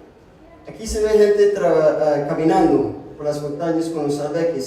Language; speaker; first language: Spanish; non-native, fluent; English